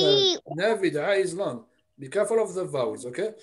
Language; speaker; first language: English; non-native, fluent; Arabic